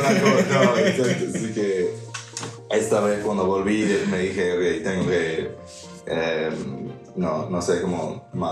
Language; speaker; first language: Spanish; non-native, fluent; English